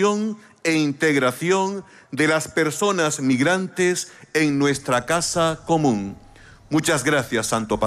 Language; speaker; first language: Spanish; native; Spanish